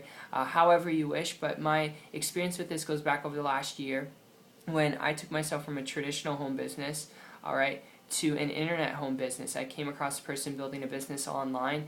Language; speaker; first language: English; native; English